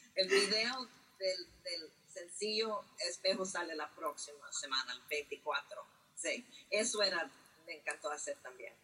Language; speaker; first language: Spanish; early bilingual, heritage; Spanish